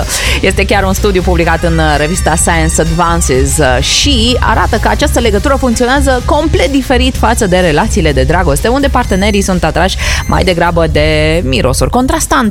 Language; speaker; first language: Romanian; native; Romanian